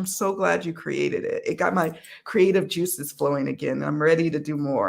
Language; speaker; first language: English; native; English